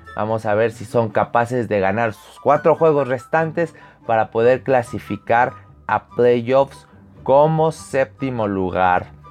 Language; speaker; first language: Spanish; native; Spanish